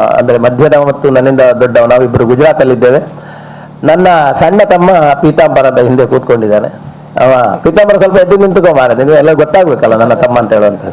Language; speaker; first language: Kannada; non-native, local second language; Malayalam